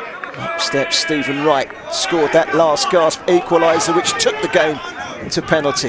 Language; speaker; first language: English; native; English